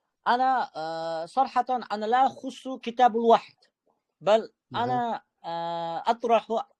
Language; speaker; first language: Arabic; non-native, fluent; Uzbek